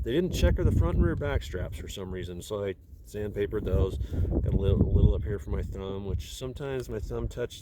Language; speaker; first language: English; native; English